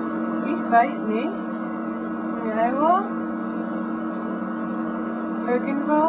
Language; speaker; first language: German; non-native, learner; English